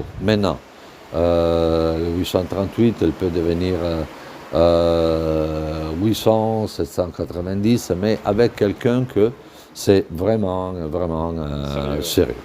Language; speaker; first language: French; non-native, fluent; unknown